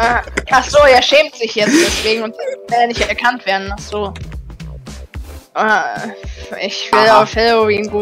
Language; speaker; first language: German; native; German